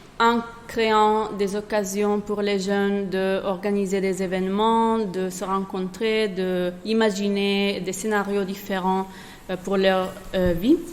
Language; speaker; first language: French; non-native, fluent; Italian